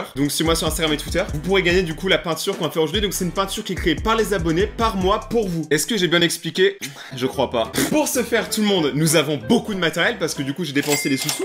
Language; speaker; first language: French; native; French